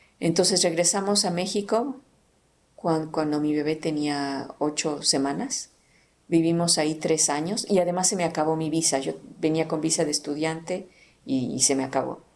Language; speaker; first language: Spanish; native; Spanish